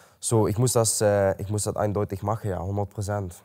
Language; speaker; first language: German; non-native, learner; Dutch